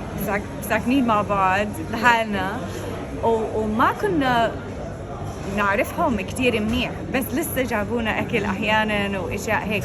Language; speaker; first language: Arabic; non-native, fluent; English